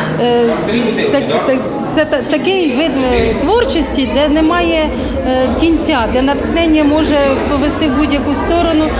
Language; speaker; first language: Ukrainian; native; Ukrainian